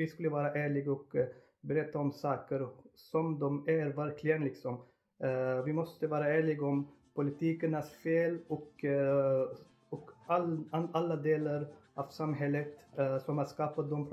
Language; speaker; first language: Swedish; non-native, fluent; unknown